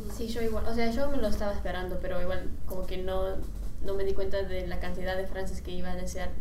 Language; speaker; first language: Spanish; non-native, fluent; English